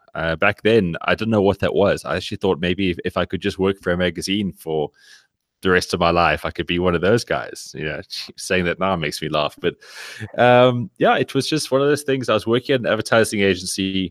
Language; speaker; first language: English; native; English